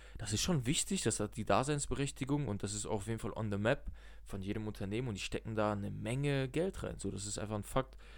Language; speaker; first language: German; early bilingual, other home language; Russian